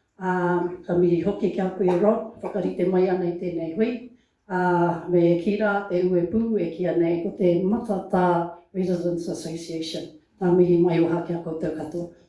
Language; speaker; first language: Māori; native; Māori